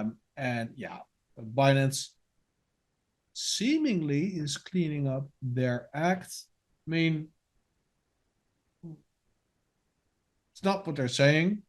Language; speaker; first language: English; non-native, fluent; Dutch